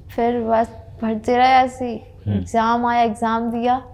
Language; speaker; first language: Hindi; native; Hindi